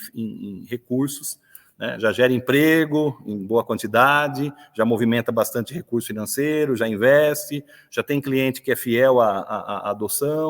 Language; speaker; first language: Portuguese; native; Portuguese